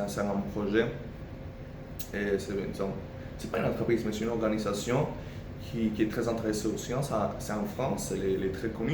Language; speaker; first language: French; non-native, fluent; Spanish